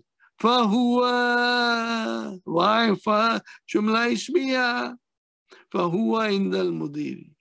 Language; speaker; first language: Arabic; non-native, fluent; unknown